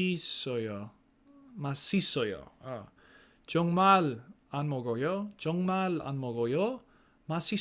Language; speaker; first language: Korean; non-native, learner; English